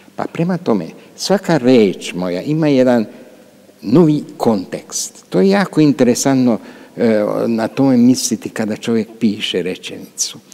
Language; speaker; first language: Croatian; non-native, local second language; Hungarian